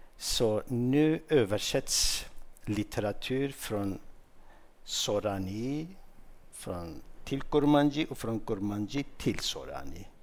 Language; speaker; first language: Swedish; non-native, fluent; Kurdish